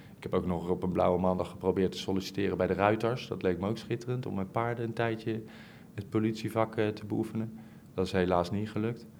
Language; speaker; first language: Dutch; native; Dutch